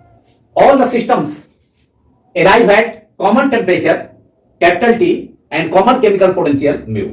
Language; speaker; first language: English; non-native, local second language; Hindi